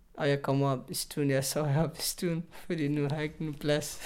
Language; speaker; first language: Danish; non-native, learner; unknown